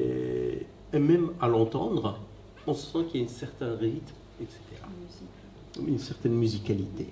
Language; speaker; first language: French; non-native, fluent; Persian